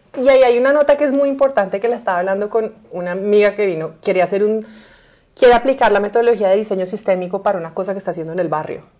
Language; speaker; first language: Spanish; native; Spanish